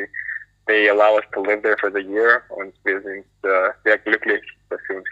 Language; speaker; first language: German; non-native, fluent; English